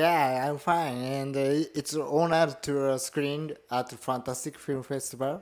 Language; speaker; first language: English; non-native, learner; Japanese